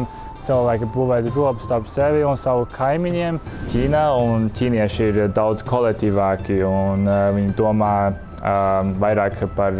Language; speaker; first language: Latvian; early bilingual, other home language; Chinese